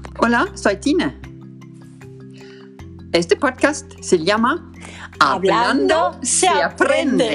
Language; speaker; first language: Spanish; non-native, learner; Danish